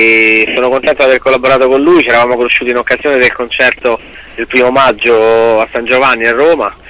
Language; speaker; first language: Italian; native; Italian